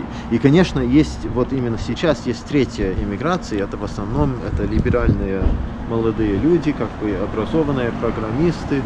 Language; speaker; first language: Russian; early bilingual, heritage; Russian